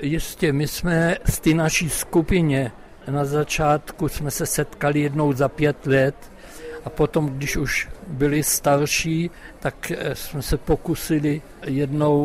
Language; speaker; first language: Czech; non-native, local second language; German